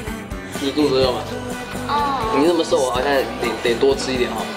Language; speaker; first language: Chinese; non-native, fluent; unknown